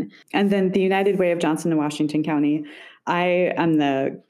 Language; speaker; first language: English; native; English